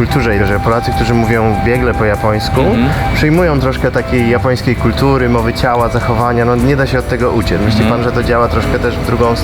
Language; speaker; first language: Polish; native; Polish